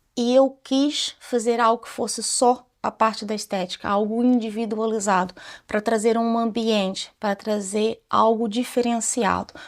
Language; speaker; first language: Portuguese; native; Portuguese